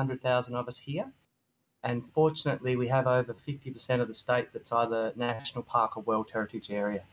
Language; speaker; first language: English; native; English